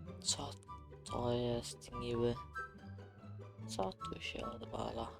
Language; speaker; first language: Polish; native; Polish